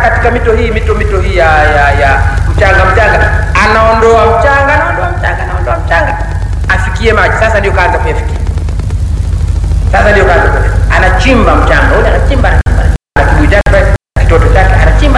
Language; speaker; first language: Swahili; native; Swahili